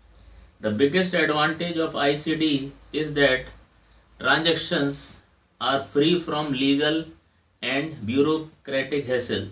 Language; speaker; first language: English; non-native, local second language; Hindi